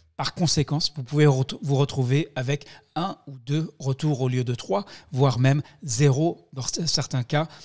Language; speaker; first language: French; native; French